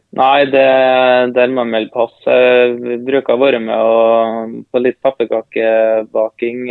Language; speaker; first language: Norwegian; native; Norwegian